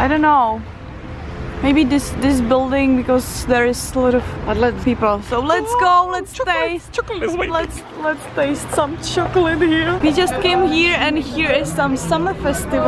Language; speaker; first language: English; non-native, learner; Czech